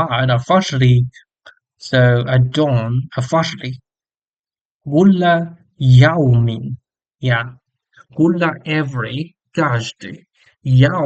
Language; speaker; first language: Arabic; non-native, learner; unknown